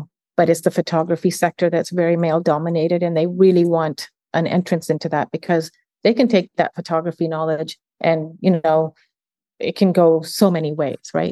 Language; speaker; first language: English; early bilingual, other home language; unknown